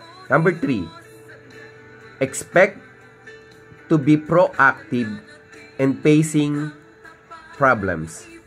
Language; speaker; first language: English; non-native, local second language; Filipino